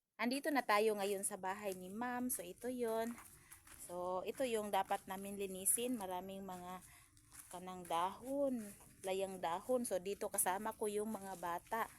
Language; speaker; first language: Filipino; non-native, local second language; Cebuano